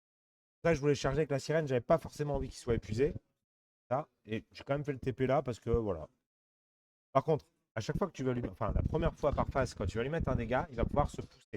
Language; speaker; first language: French; native; French